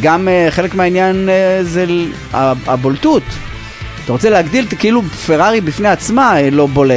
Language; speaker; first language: Hebrew; native; Hebrew